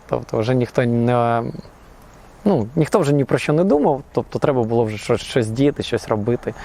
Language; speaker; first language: Ukrainian; native; Ukrainian